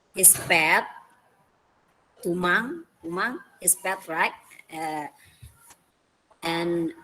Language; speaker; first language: English; non-native, learner; Indonesian